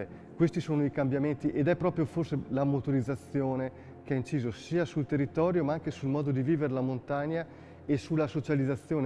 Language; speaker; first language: Italian; native; Italian